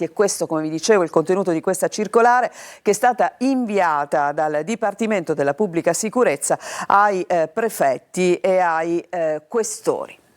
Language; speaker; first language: Italian; native; Italian